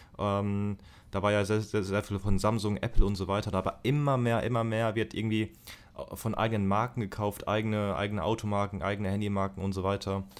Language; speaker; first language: German; native; German